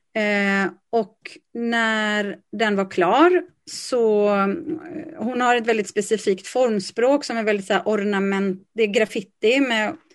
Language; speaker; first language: Swedish; native; Swedish